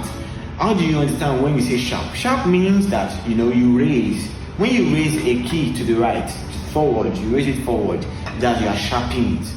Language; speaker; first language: English; non-native, local second language; Yoruba